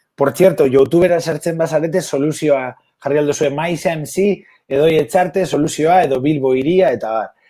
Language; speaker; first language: Basque; non-native, local second language; Spanish